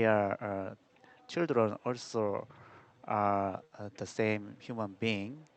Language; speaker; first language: English; non-native, learner; Korean